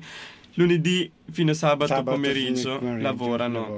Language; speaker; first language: Italian; non-native, fluent; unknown